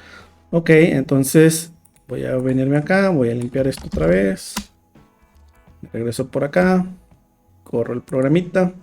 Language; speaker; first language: Spanish; native; Spanish